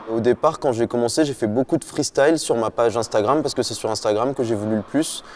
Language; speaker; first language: French; native; French